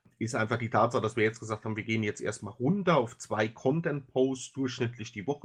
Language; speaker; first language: German; native; German